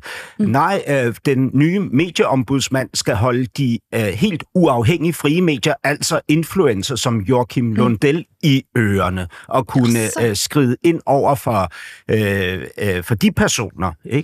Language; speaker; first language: Danish; native; Danish